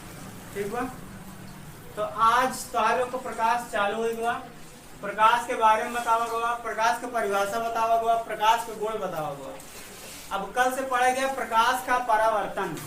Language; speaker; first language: Hindi; native; Hindi